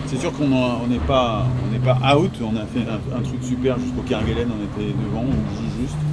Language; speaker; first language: French; native; French